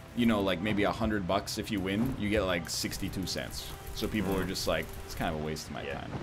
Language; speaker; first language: English; native; English